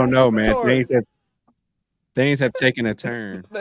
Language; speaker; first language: English; native; English